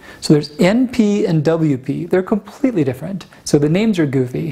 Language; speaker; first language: English; native; English